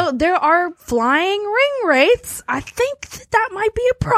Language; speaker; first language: English; native; English